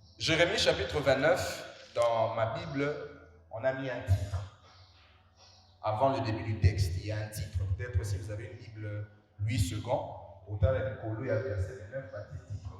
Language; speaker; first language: French; non-native, local second language; Lingala